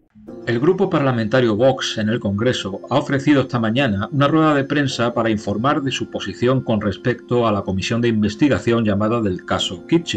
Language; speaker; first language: Spanish; native; Spanish